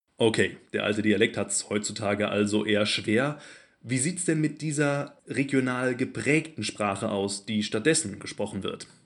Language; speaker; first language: German; native; German